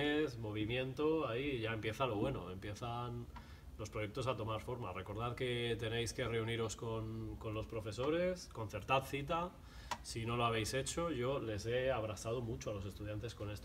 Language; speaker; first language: Spanish; non-native, learner; English